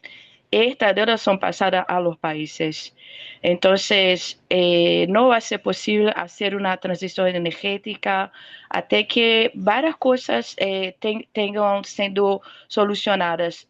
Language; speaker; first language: Spanish; non-native, fluent; Portuguese